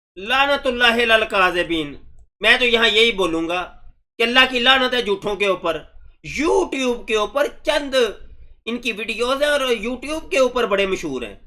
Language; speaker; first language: Urdu; non-native, local second language; Punjabi